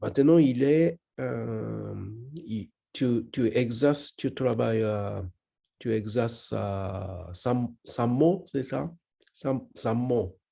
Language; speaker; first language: French; non-native, learner; Japanese